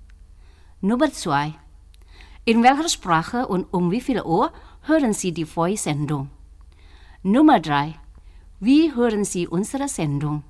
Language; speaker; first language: German; non-native, learner; Indonesian